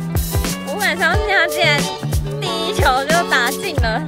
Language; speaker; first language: Chinese; native; Chinese